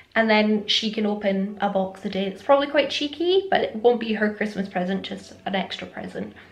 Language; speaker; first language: English; native; English